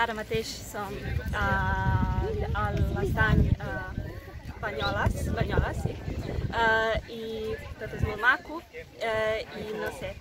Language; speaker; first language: Catalan; non-native, learner; Serbian